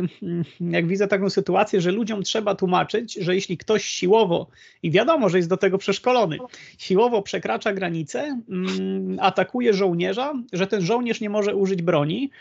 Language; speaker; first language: Polish; native; Polish